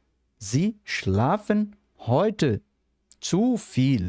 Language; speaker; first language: German; non-native, fluent; Portuguese